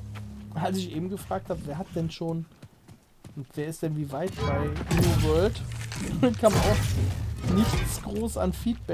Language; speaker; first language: German; native; German